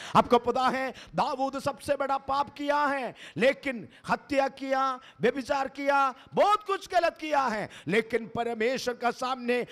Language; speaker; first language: Hindi; non-native, local second language; Malayalam